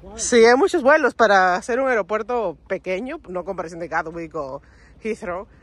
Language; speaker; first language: Spanish; native; Spanish